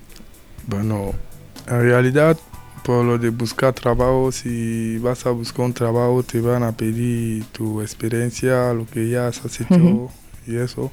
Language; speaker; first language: Spanish; non-native, learner; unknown